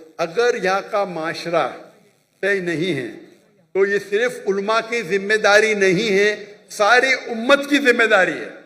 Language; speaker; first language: Hindi; non-native, local second language; Konkani